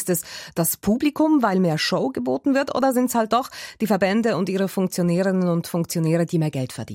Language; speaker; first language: German; native; German